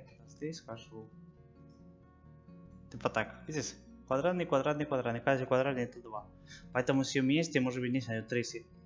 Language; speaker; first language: Russian; non-native, learner; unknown